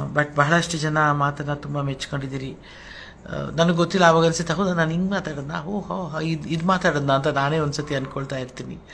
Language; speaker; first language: Kannada; non-native, local second language; Telugu